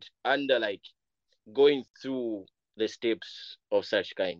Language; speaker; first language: English; non-native, local second language; Bemba